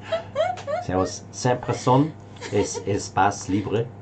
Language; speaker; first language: French; non-native, learner; German